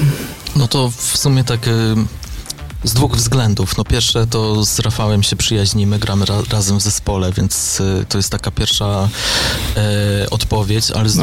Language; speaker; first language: Polish; native; Polish